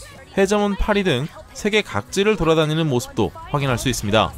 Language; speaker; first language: Korean; native; Korean